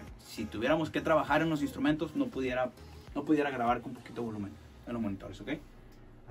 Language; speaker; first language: Spanish; native; Spanish